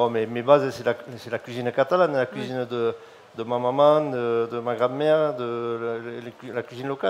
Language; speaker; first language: French; native; French